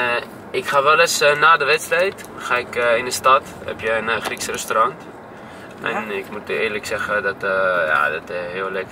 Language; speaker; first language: Dutch; non-native, fluent; Greek